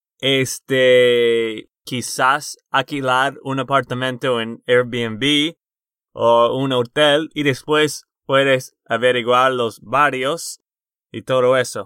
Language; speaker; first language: Spanish; non-native, fluent; English